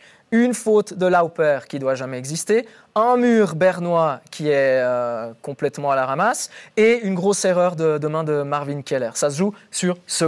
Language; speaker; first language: French; native; French